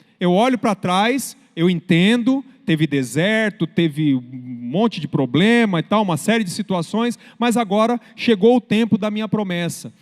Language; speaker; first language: Portuguese; native; Portuguese